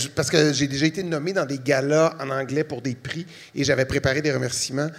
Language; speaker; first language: French; native; French